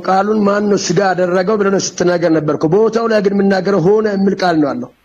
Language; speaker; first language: Amharic; non-native, local second language; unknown